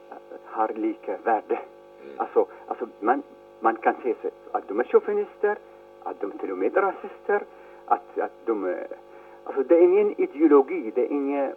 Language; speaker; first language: Swedish; non-native, fluent; Arabic